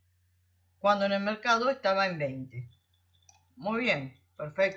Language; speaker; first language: Spanish; native; Spanish